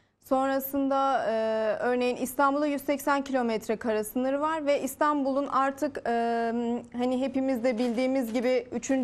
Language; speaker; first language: Turkish; native; Turkish